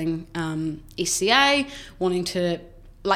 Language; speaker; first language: English; native; English